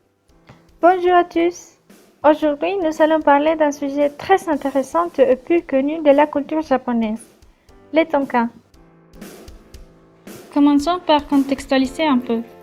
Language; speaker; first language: French; non-native, learner; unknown